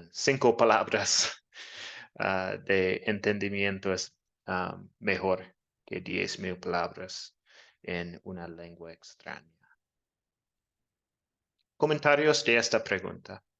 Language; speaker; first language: Spanish; non-native, fluent; English